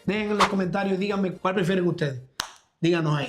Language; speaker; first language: Spanish; native; Spanish